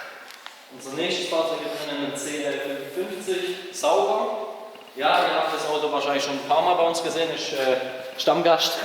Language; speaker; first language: German; native; German